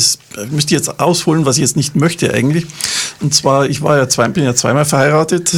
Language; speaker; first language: German; native; German